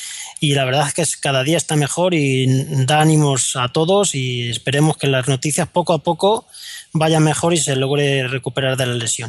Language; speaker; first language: Spanish; native; Spanish